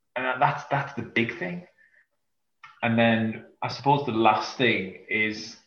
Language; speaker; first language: English; native; English